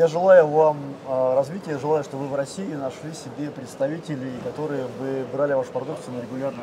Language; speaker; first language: Russian; native; Russian